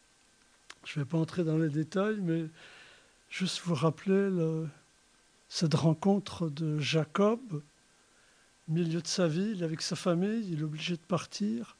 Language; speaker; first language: French; native; French